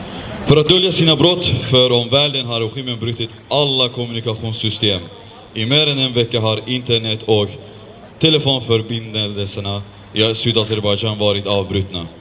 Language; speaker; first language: Swedish; non-native, fluent; Azerbaijani